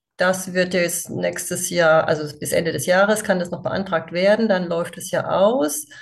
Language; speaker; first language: German; native; German